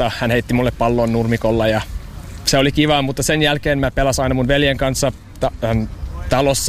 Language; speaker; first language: Finnish; early bilingual, heritage; English